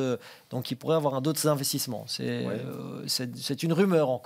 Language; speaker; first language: French; native; French